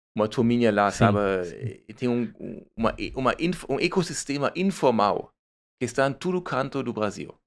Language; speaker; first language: Portuguese; non-native, fluent; German